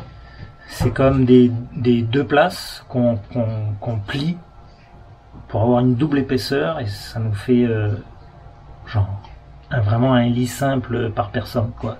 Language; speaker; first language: French; native; French